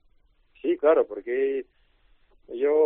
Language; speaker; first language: Spanish; non-native, learner; Russian